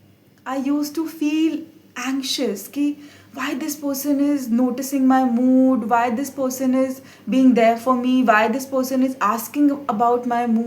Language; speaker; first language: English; non-native, local second language; Hindi